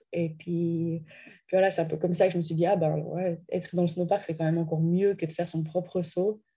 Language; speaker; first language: French; native; French